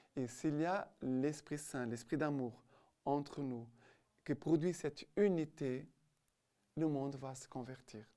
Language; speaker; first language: French; non-native, fluent; Portuguese